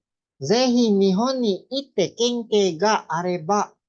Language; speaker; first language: Japanese; non-native, fluent; Filipino